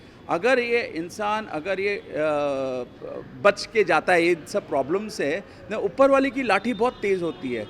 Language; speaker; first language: Hindi; native; Hindi